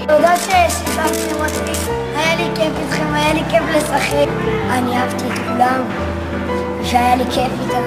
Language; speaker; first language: Hebrew; native; Hebrew